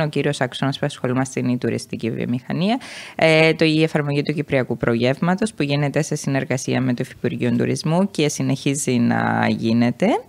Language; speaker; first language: Greek; native; Greek